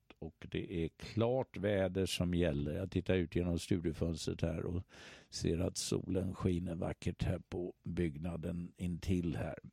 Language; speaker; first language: Swedish; native; Swedish